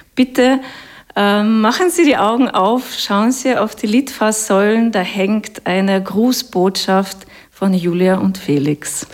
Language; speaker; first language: German; non-native, fluent; Russian